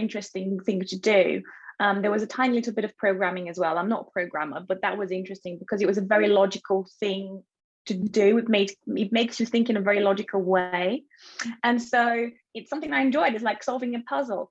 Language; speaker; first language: English; non-native, fluent; Bulgarian